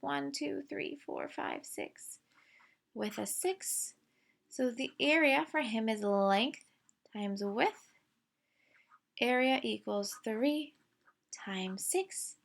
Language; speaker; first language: English; native; English